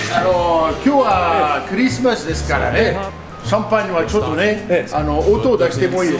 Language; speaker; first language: Japanese; non-native, fluent; French